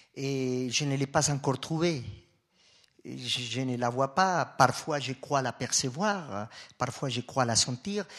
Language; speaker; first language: French; non-native, fluent; Spanish